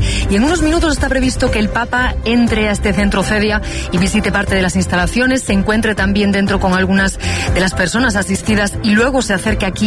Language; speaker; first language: Spanish; native; Spanish